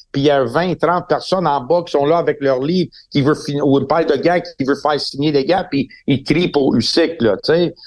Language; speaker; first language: French; non-native, local second language; English